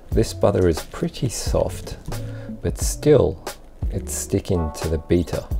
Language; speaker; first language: English; early bilingual, other home language; Japanese